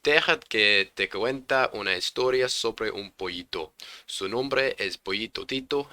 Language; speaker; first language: Spanish; non-native, learner; English